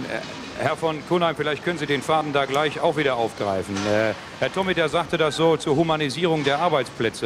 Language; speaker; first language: German; native; German